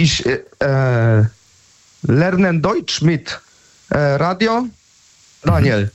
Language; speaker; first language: German; non-native, learner; Polish